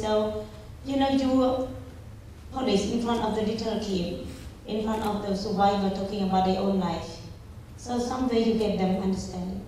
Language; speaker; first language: English; non-native, learner; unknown